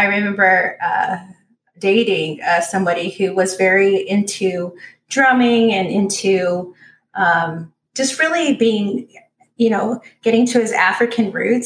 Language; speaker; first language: English; native; English